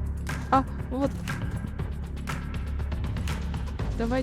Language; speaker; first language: Russian; non-native, learner; Japanese